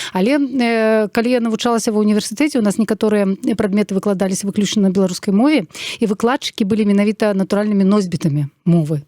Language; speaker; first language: Belarusian; non-native, local second language; Russian